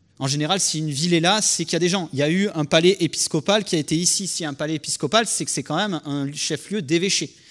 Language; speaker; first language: French; native; French